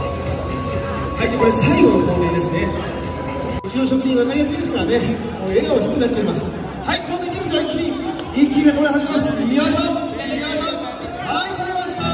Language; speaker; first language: Japanese; native; Japanese